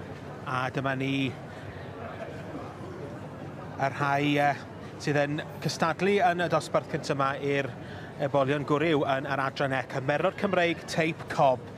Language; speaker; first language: Welsh; native; Welsh